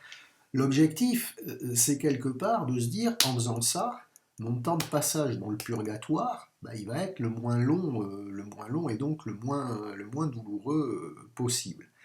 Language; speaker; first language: French; native; French